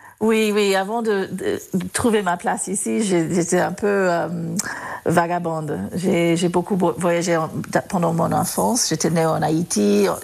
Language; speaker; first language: French; non-native, fluent; English